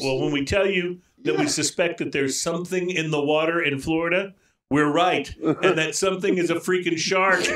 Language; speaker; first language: English; native; English